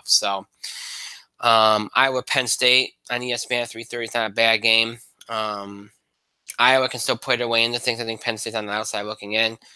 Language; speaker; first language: English; native; English